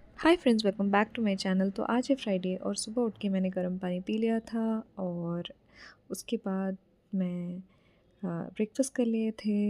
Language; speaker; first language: Hindi; non-native, local second language; Bangla